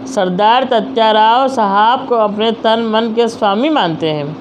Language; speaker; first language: Hindi; non-native, local second language; Telugu